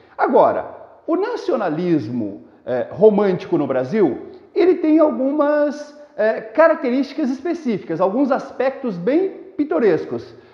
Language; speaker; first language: Portuguese; native; Portuguese